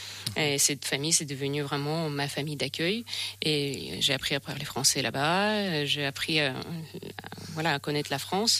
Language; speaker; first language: French; non-native, fluent; Russian